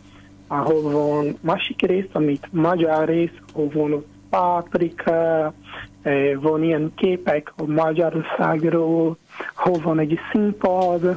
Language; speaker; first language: Hungarian; non-native, learner; Portuguese